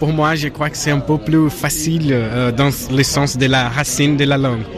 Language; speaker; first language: French; non-native, learner; Portuguese